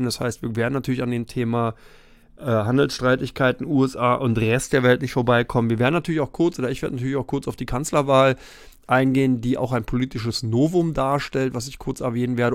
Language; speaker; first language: German; native; German